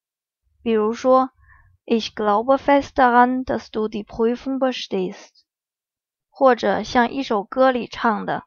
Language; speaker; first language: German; non-native, fluent; Chinese